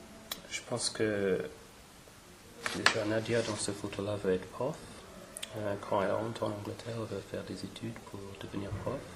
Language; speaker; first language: French; non-native, fluent; English